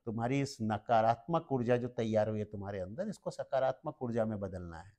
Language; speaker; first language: Hindi; non-native, local second language; Marathi